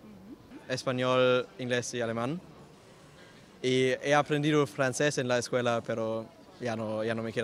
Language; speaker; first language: Spanish; non-native, fluent; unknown